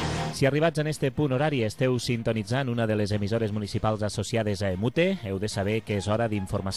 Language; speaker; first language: Catalan; native; Catalan